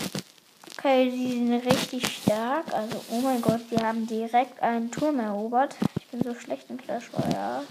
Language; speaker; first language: German; native; German